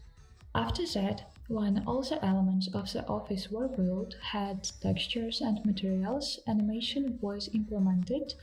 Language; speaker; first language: English; non-native, fluent; Ukrainian